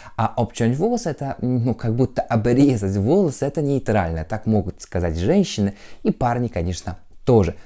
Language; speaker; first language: Russian; non-native, fluent; Polish